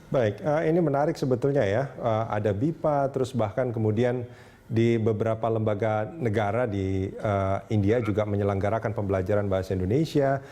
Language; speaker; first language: Indonesian; native; Indonesian